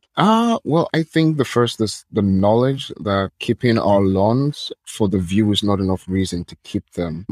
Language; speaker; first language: English; non-native, local second language; Yoruba